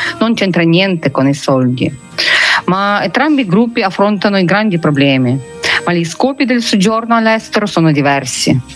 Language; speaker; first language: Italian; non-native, fluent; Ukrainian